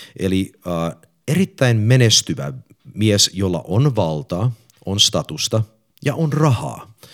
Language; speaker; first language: Finnish; early bilingual, heritage; English